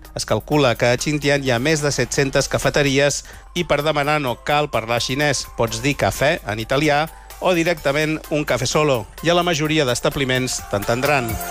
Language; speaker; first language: Catalan; native; Catalan